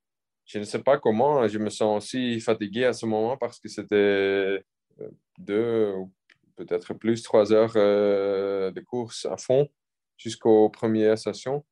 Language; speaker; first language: French; non-native, local second language; Dutch